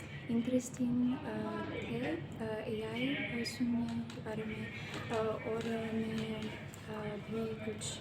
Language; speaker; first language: Hindi; non-native, learner; Russian